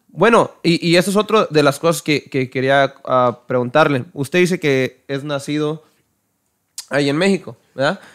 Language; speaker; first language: Spanish; early bilingual, heritage; Spanish